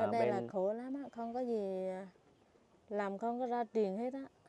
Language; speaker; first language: Vietnamese; non-native, local second language; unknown